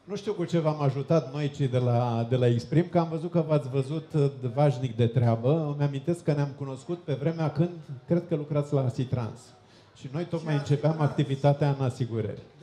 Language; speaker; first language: Romanian; native; Romanian